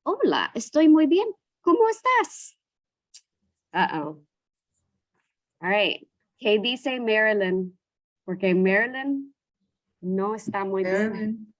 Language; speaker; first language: Spanish; non-native, fluent; English